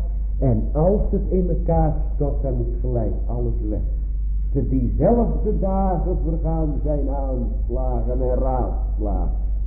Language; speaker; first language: Dutch; native; Dutch